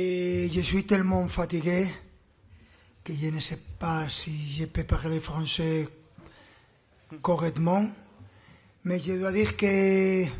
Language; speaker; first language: French; non-native, fluent; Spanish